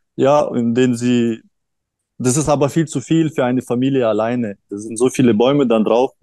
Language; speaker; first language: German; early bilingual, other home language; Russian